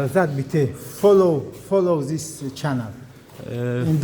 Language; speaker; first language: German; non-native, learner; Tajik